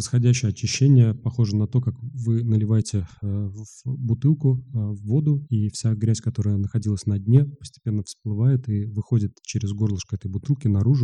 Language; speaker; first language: Russian; native; Russian